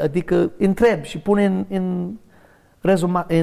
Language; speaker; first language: Romanian; non-native, learner; English